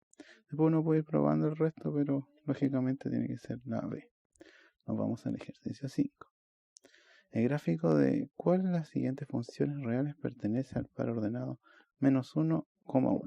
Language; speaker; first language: Spanish; native; Spanish